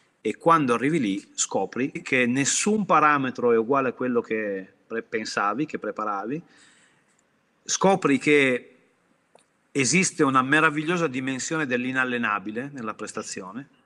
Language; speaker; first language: Italian; native; Italian